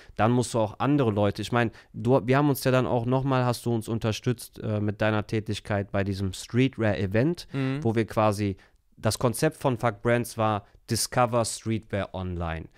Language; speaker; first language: German; early bilingual, other home language; Turkish